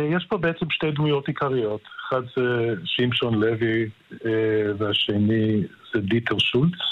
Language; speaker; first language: Hebrew; non-native, fluent; English